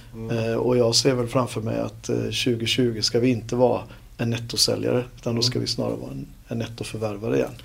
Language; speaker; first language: Swedish; native; Swedish